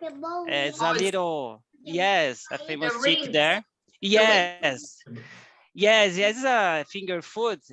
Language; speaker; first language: English; non-native, learner; Portuguese